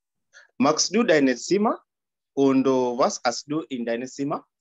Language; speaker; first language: German; non-native, learner; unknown